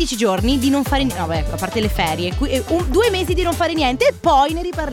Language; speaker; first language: Italian; native; Italian